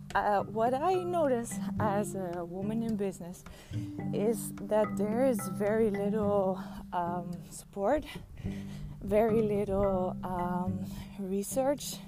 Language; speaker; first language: English; non-native, fluent; Dutch